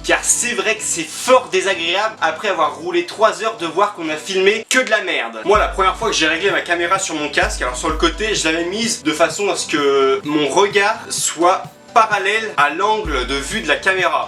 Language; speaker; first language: French; native; French